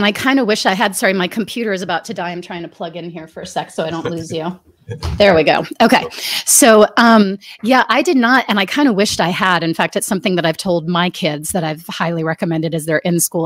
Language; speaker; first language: English; native; English